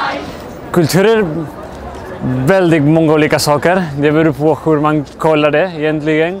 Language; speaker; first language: Swedish; non-native, local second language; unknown